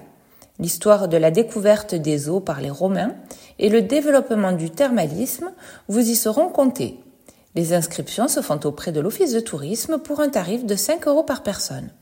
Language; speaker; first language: French; native; French